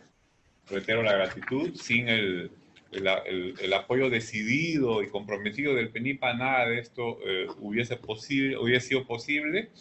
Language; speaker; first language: Spanish; native; Spanish